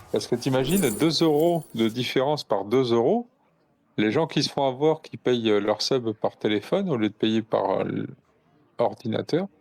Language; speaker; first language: French; native; French